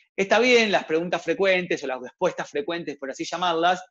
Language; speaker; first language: Spanish; native; Spanish